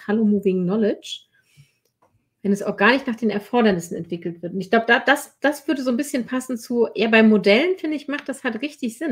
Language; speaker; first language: German; native; German